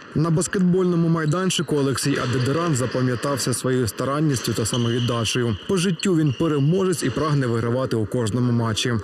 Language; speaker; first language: Ukrainian; native; Ukrainian